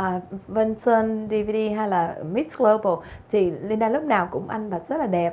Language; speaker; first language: Vietnamese; native; Vietnamese